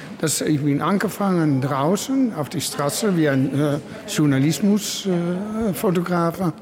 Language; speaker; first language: German; non-native, learner; Dutch